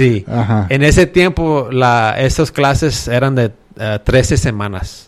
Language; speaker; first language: Spanish; early bilingual, heritage; Spanish